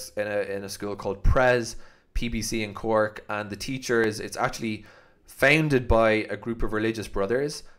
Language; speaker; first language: English; native; English